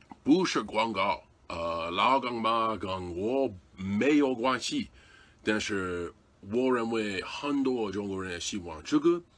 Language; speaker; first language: Chinese; non-native, learner; English